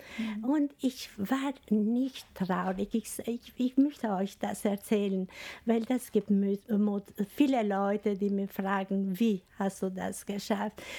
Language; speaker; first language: German; non-native, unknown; Albanian